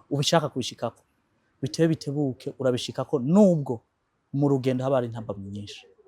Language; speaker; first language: Rundi; native; Rundi